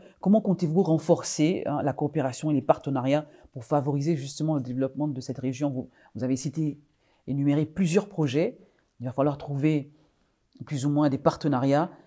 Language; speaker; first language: French; native; French